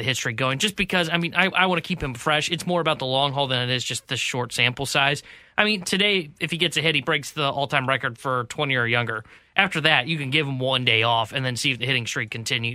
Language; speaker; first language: English; native; English